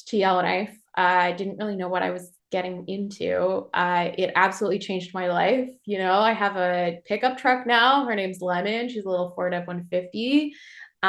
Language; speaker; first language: English; native; English